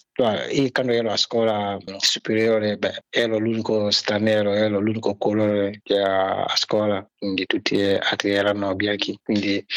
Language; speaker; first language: Italian; non-native, learner; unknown